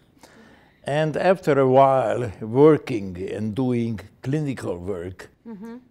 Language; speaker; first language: English; non-native, fluent; Hungarian